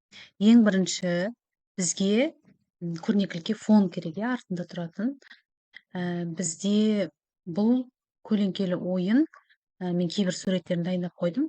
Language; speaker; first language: Kazakh; native; Kazakh